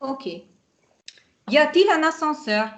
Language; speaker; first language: French; non-native, fluent; Hungarian